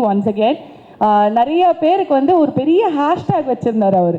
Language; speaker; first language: Tamil; native; Tamil